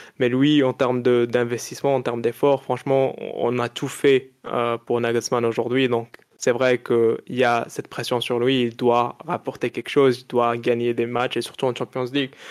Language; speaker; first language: French; non-native, local second language; Arabic